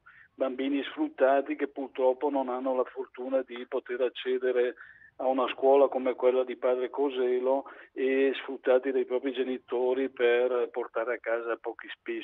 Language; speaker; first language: Italian; native; Italian